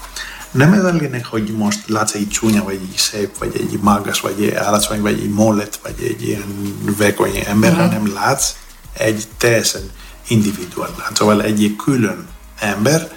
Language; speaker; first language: Hungarian; non-native, fluent; Greek